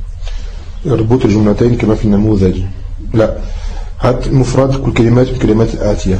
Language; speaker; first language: Arabic; non-native, fluent; French